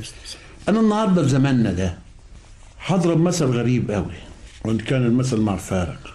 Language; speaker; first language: Arabic; native; Arabic